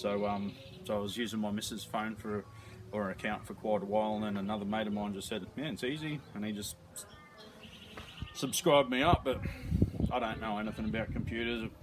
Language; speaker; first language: English; native; English